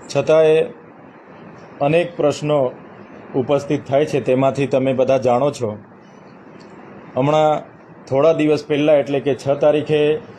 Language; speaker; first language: Gujarati; non-native, local second language; Vasavi